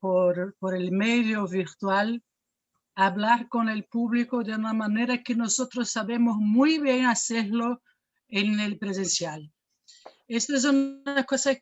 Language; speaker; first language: Spanish; non-native, fluent; Portuguese